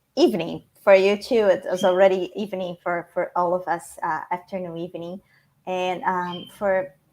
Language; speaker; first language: English; non-native, fluent; Portuguese